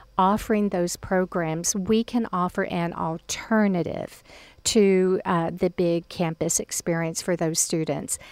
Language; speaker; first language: English; native; English